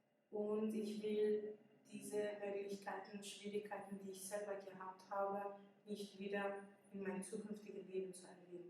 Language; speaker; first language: German; early bilingual, other home language; Persian